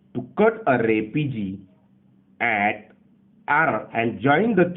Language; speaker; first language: English; non-native, local second language; Marathi